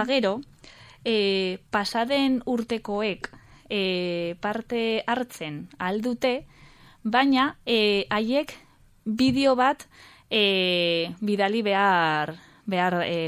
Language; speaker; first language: Basque; non-native, local second language; Spanish